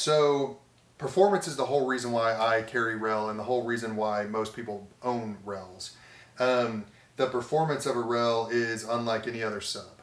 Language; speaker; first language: English; native; English